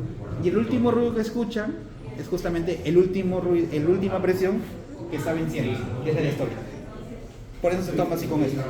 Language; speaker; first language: Spanish; native; Spanish